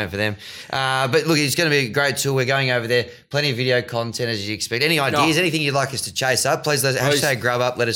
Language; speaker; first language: English; native; English